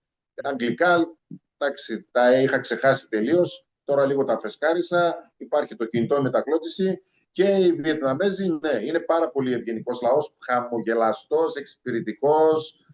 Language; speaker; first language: Greek; native; Greek